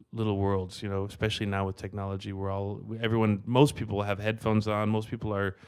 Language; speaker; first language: English; native; English